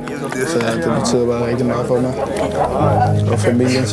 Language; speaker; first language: Danish; early bilingual, other home language; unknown